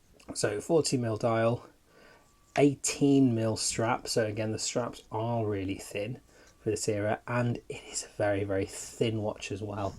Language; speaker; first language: English; native; English